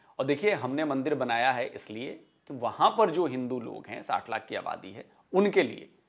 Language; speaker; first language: Hindi; native; Hindi